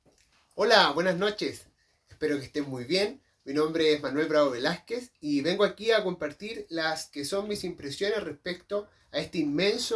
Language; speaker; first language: Spanish; native; Spanish